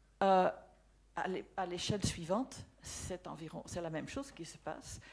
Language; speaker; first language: French; non-native, local second language; Dutch